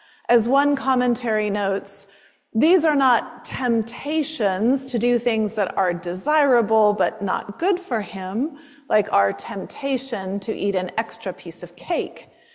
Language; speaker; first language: English; native; English